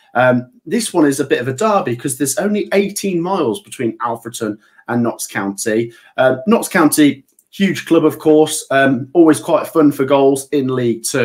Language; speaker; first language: English; native; English